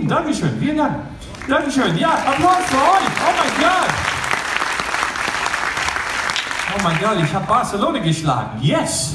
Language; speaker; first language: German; non-native, fluent; English